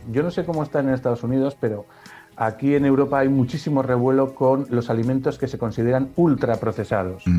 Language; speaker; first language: Spanish; native; Spanish